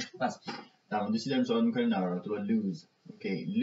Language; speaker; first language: Persian; native; Persian